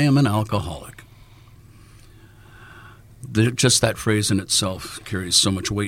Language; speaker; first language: English; native; English